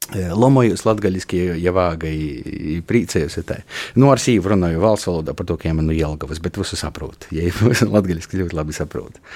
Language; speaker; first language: Latvian; native; Latvian